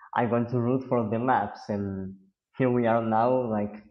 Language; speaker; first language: English; non-native, fluent; Spanish